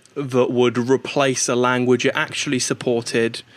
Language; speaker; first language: English; native; English